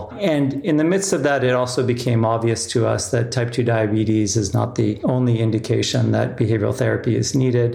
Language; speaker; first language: English; native; English